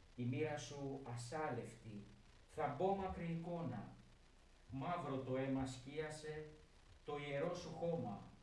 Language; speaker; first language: Greek; native; Greek